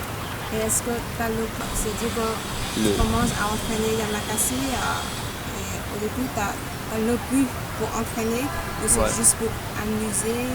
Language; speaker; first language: French; non-native, learner; Vietnamese